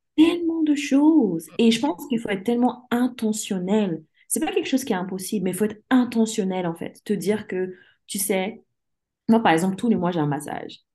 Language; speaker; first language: French; early bilingual, other home language; English